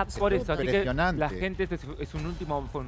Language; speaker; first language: Spanish; native; Spanish